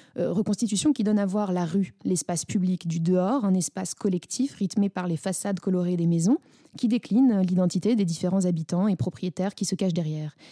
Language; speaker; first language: French; native; French